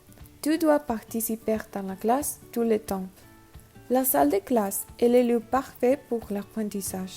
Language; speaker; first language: French; non-native, learner; Spanish